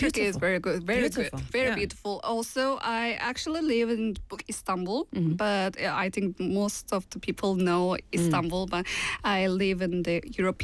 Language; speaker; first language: English; non-native, fluent; Turkish